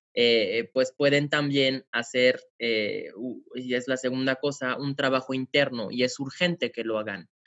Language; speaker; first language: Spanish; non-native, fluent; French